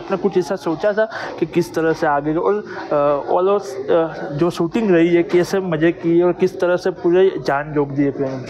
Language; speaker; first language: Hindi; non-native, local second language; Gujarati